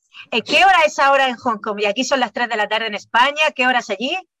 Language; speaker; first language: Spanish; native; Spanish